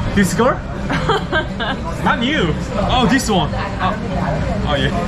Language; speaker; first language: English; non-native, learner; Korean